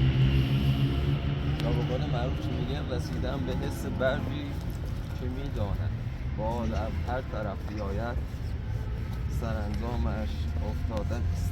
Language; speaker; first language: Persian; native; Persian